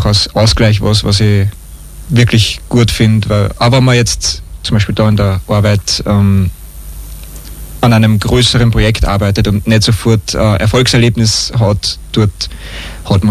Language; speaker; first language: German; native; German